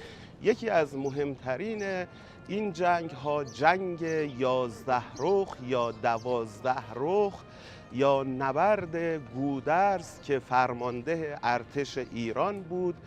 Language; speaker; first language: Persian; native; Persian